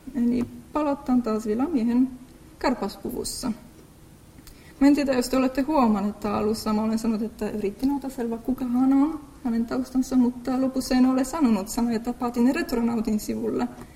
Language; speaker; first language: Finnish; non-native, fluent; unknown